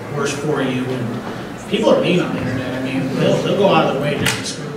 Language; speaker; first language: English; native; English